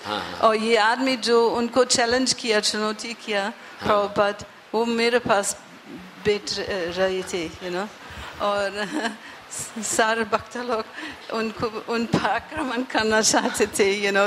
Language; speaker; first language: Hindi; non-native, learner; English